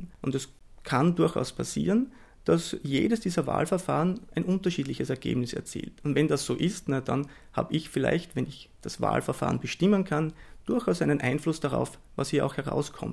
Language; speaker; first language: German; native; German